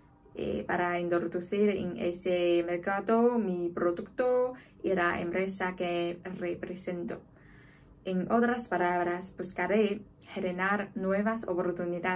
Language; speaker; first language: Spanish; non-native, fluent; Chinese